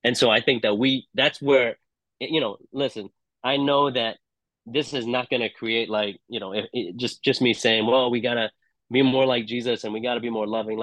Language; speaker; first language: English; non-native, local second language; Cantonese